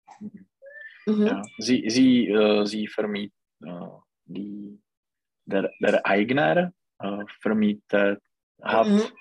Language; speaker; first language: German; non-native, learner; Czech